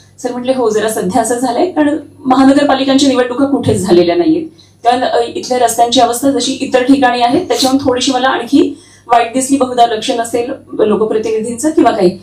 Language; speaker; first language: Marathi; native; Marathi